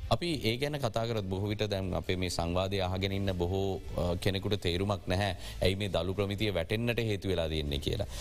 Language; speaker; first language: Sinhala; native; Sinhala